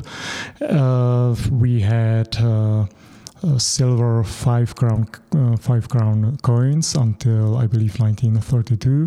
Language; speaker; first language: English; non-native, fluent; Czech